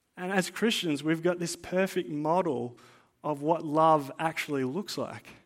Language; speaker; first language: English; native; English